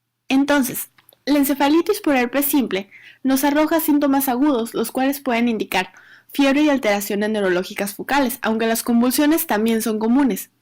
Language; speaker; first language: Spanish; native; Spanish